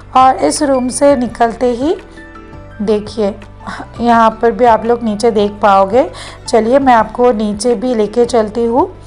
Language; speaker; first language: Hindi; non-native, local second language; Bangla